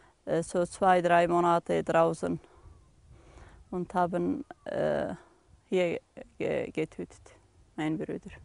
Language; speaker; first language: German; non-native, fluent; Aramaic